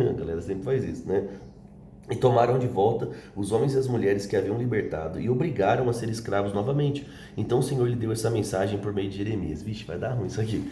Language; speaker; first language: Portuguese; native; Portuguese